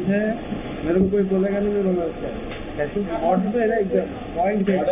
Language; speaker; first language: Hindi; non-native, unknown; Bangla